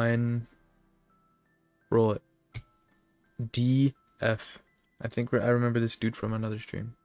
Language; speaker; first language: English; native; English